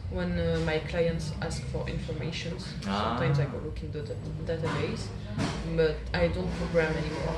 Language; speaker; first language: English; non-native, fluent; French